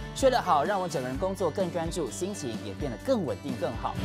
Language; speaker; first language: Chinese; native; Chinese